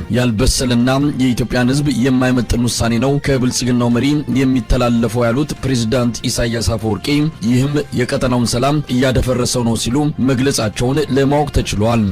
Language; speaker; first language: Amharic; native; Amharic